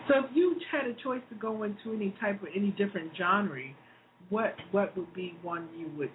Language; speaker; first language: English; native; English